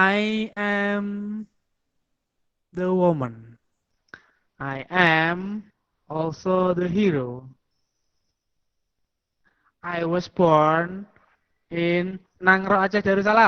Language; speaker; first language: English; non-native, fluent; Indonesian